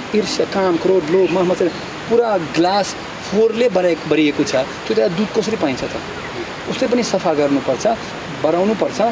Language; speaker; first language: Nepali; non-native, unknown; Russian